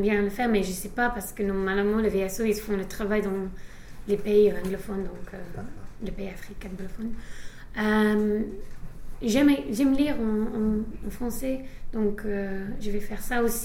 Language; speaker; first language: French; non-native, fluent; English